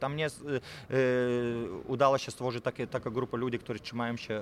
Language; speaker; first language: Polish; non-native, fluent; Lithuanian